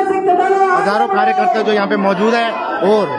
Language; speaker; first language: Hindi; native; Hindi